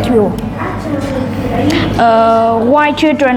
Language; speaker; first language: English; non-native, learner; Vietnamese